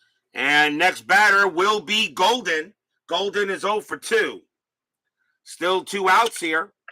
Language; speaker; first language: English; native; English